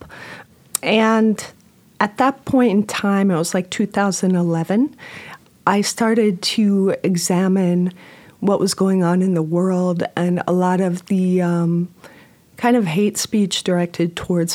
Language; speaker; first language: English; native; English